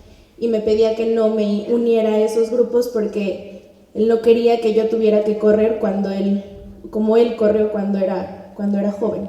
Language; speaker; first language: Spanish; native; Spanish